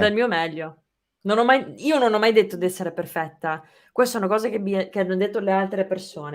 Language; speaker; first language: Italian; non-native, fluent; English